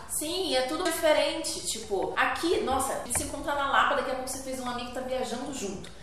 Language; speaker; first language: Portuguese; native; Portuguese